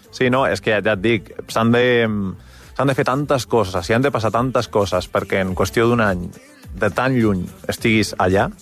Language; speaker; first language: Catalan; non-native, local second language; Spanish